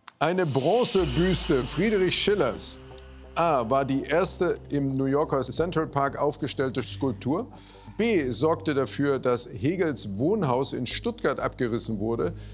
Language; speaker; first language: German; native; German